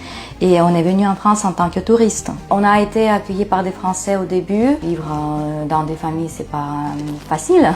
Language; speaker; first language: French; non-native, fluent; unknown